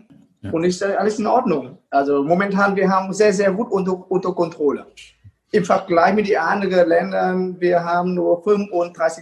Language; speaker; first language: German; non-native, fluent; Vietnamese